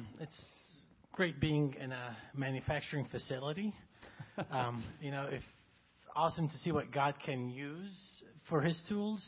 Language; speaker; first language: English; non-native, fluent; Arabic